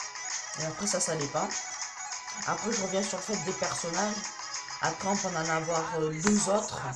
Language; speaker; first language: French; native; French